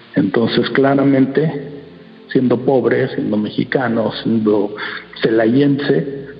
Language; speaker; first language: Spanish; early bilingual, heritage; Spanish